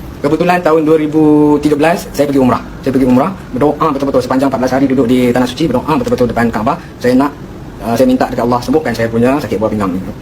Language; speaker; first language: Malay; native; Malay